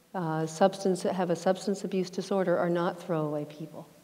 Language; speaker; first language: English; native; English